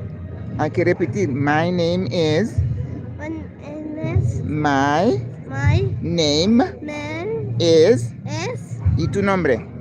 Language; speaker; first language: Spanish; non-native, learner; English